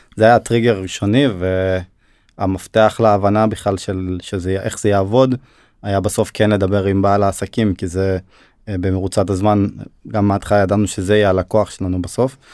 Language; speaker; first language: Hebrew; early bilingual, other home language; Turkish